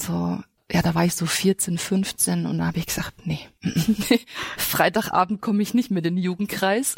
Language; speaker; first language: German; native; German